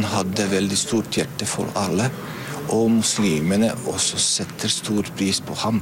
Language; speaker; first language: Norwegian; non-native, learner; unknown